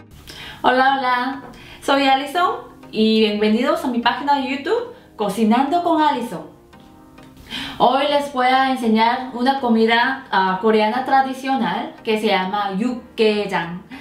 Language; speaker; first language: Spanish; non-native, fluent; Korean